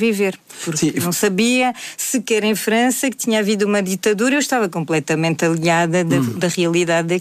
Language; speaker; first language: Portuguese; native; Portuguese